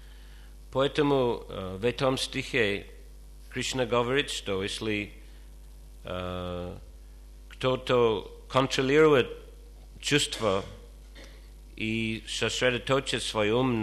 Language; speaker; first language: Russian; non-native, fluent; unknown